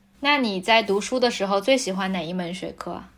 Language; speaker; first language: Chinese; native; Chinese